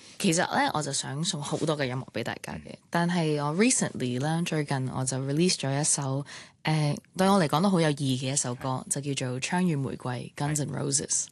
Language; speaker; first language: Cantonese; early bilingual, heritage; Cantonese